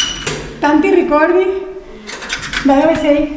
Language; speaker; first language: Italian; non-native, learner; Spanish